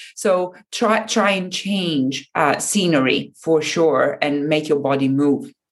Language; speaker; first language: English; non-native, fluent; Japanese